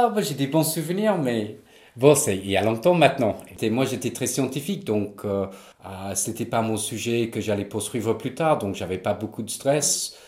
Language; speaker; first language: French; non-native, fluent; English